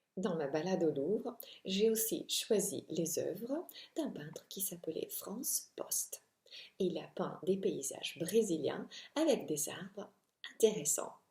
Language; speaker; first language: French; non-native, fluent; Italian